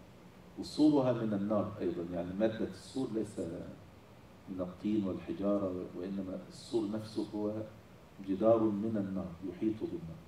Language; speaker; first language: Arabic; native; Arabic